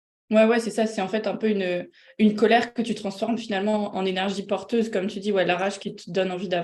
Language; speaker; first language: French; native; French